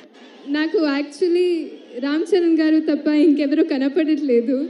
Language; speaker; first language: Telugu; non-native, fluent; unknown